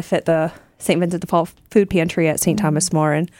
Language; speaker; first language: English; native; English